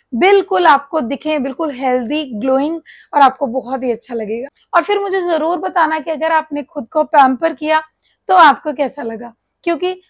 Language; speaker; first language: Hindi; native; Hindi